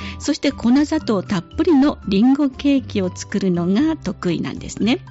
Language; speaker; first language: Japanese; native; Japanese